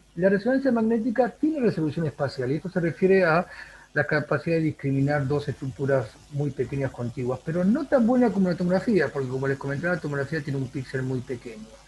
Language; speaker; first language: Spanish; native; Spanish